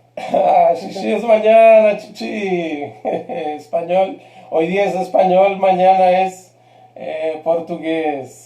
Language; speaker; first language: Spanish; non-native, fluent; Portuguese